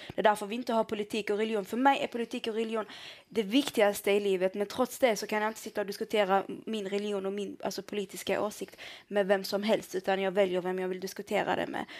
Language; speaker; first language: Swedish; early bilingual, other home language; Arabic